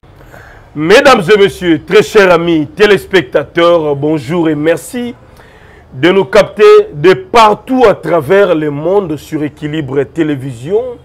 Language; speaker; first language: French; non-native, local second language; Lingala